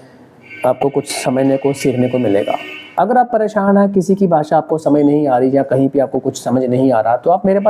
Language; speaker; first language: Hindi; native; Hindi